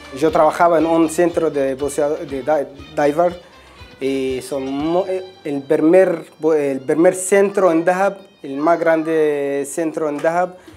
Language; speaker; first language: Spanish; non-native, fluent; Arabic